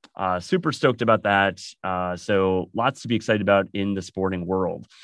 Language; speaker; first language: English; native; English